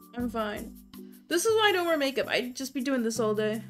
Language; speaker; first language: English; native; English